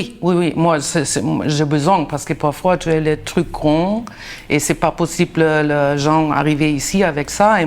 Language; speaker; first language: French; non-native, learner; German